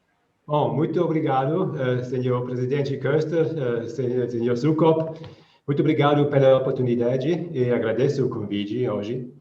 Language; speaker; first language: Portuguese; non-native, learner; German